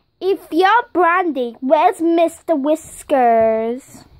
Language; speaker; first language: English; native; English